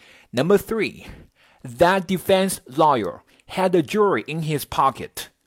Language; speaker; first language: English; non-native, fluent; Chinese